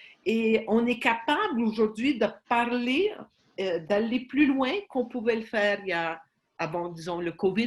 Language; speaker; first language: French; non-native, fluent; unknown